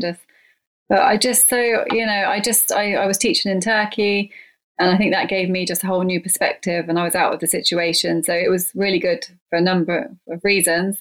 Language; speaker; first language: English; native; English